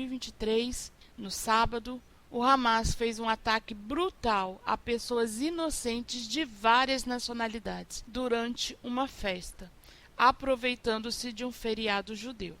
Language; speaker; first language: Portuguese; native; Portuguese